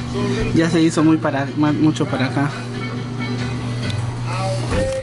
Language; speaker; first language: Spanish; native; Spanish